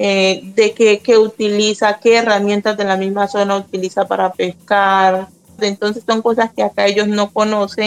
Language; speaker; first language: Spanish; native; Spanish